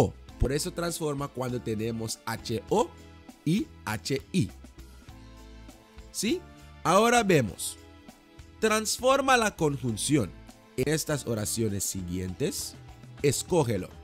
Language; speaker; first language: Spanish; non-native, fluent; Dutch